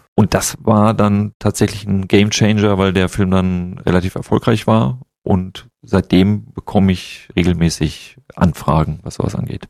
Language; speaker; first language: German; native; German